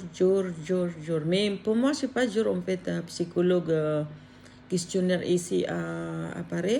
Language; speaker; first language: French; non-native, learner; Filipino